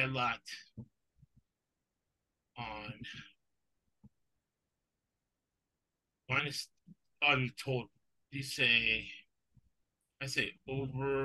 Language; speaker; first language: English; early bilingual, other home language; Spanish